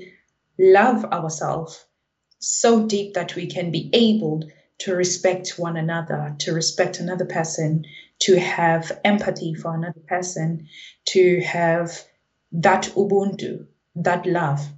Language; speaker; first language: English; non-native, local second language; Zulu